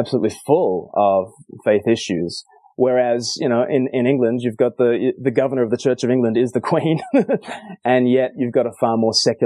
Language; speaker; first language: English; native; English